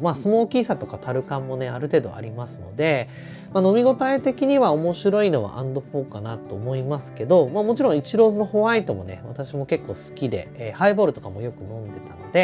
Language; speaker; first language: Japanese; native; Japanese